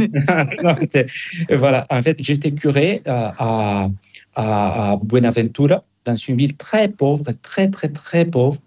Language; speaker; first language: French; non-native, fluent; Spanish